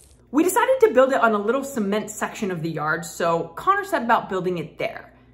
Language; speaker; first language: English; native; English